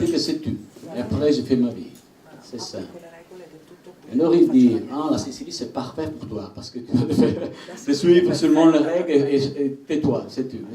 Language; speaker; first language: French; non-native, learner; Italian